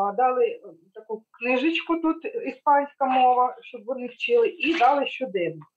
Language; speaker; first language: Ukrainian; non-native, local second language; Russian